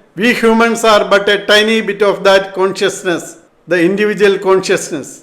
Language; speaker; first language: English; non-native, local second language; Malayalam